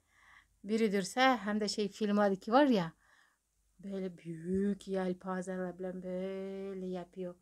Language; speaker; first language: Turkish; non-native, fluent; Russian